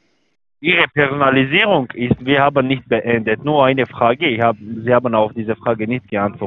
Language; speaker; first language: German; non-native, learner; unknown